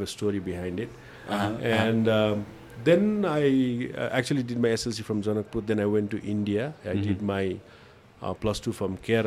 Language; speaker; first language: English; non-native, local second language; Maithili